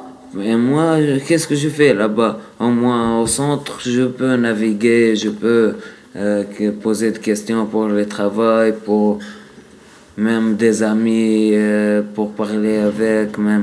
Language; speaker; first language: French; non-native, learner; Arabic